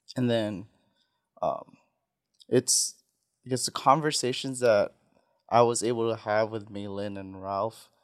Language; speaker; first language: English; non-native, fluent; Filipino